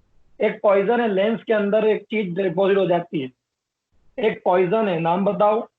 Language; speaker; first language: Hindi; native; Hindi